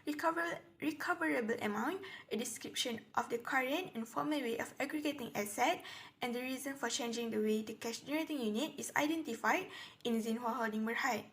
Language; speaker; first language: English; non-native, local second language; Malay